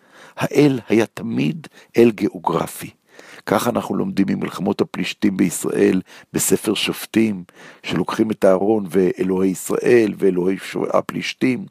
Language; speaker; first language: Hebrew; native; Hebrew